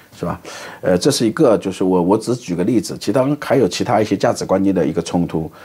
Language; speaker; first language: Chinese; native; Chinese